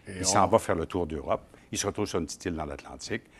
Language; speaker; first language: French; native; French